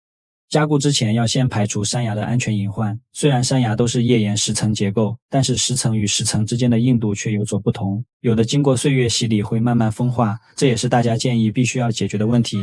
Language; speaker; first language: Chinese; native; Chinese